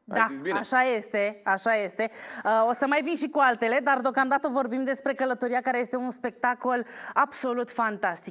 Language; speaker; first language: Romanian; native; Romanian